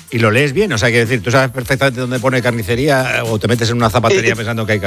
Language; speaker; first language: Spanish; native; Spanish